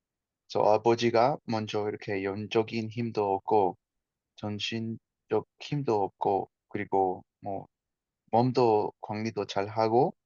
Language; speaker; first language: Korean; non-native, fluent; Spanish